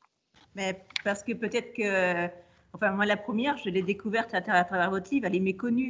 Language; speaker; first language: French; native; French